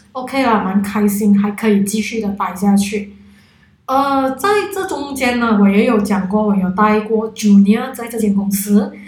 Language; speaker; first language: Chinese; non-native, local second language; Cantonese